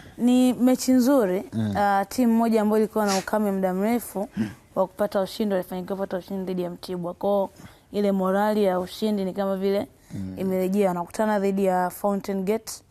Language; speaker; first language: Swahili; native; Swahili